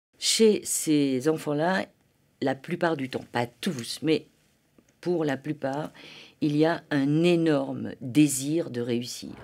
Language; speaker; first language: French; native; French